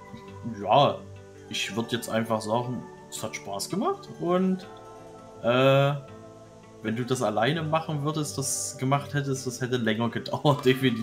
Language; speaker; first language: German; native; German